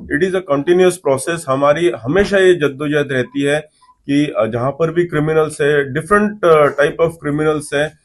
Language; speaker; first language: Hindi; non-native, local second language; Marathi